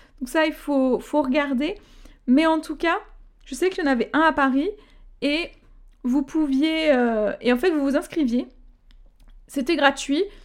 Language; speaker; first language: French; native; French